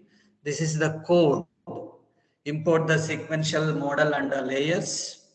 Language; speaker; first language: English; non-native, local second language; Telugu